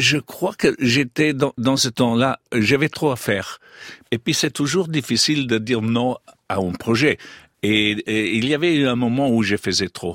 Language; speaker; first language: French; non-native, fluent; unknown